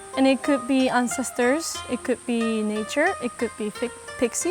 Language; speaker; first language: English; non-native, fluent; Japanese